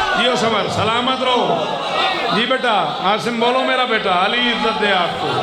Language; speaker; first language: Urdu; non-native, local second language; Punjabi